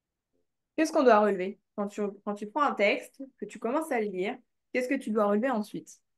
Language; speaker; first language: French; native; French